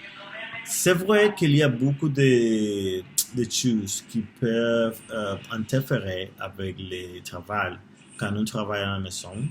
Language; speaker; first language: French; non-native, learner; Spanish